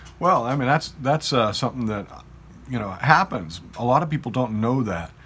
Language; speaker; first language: English; native; English